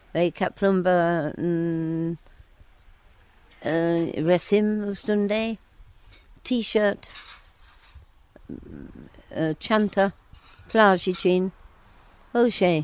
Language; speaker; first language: Turkish; non-native, learner; English